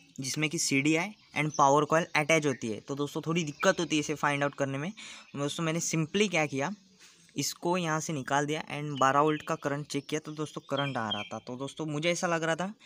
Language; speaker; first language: Hindi; non-native, local second language; Marathi